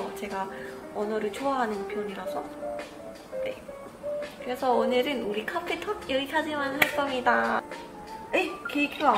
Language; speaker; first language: Korean; non-native, learner; Malay